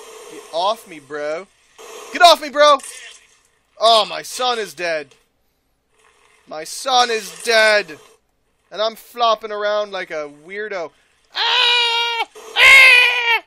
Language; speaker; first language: English; native; English